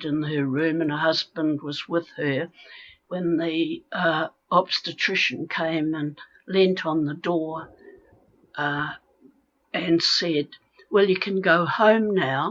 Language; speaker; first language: English; native; English